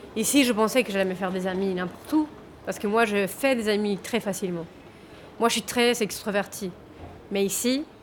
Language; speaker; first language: French; non-native, fluent; Spanish